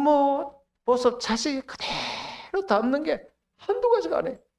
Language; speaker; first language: Korean; native; Korean